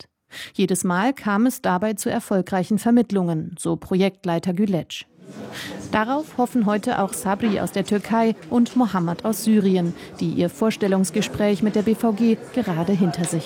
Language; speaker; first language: German; native; German